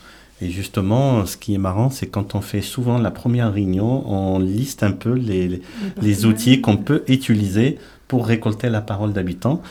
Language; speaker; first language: French; native; French